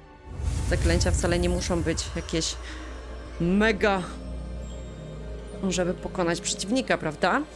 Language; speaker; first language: Polish; native; Polish